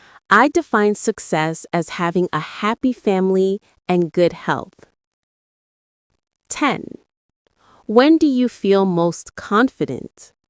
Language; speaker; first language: English; non-native, learner; Vietnamese